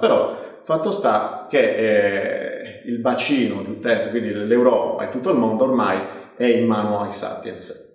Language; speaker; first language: Italian; native; Italian